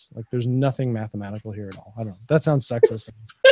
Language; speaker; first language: English; native; English